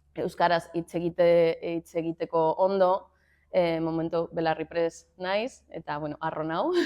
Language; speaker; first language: Basque; non-native, learner; Spanish